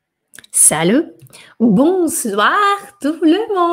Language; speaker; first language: French; non-native, fluent; Portuguese